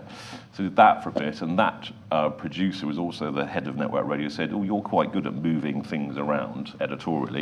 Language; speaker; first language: English; native; English